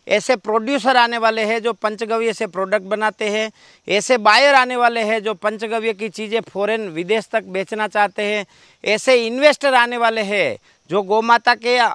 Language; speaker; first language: Hindi; non-native, local second language; Gujarati